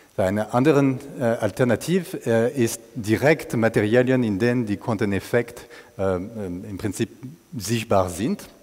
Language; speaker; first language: German; non-native, fluent; French